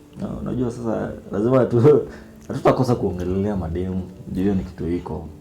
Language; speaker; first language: Swahili; native; Swahili